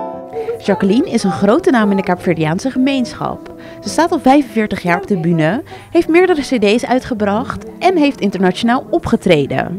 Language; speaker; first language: Dutch; native; Dutch